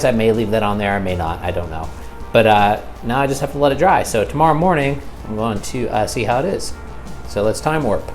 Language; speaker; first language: English; native; English